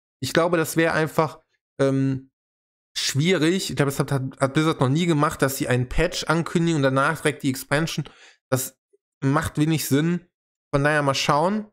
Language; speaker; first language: German; native; German